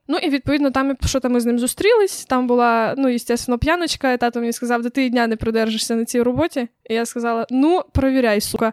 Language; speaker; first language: Ukrainian; native; Ukrainian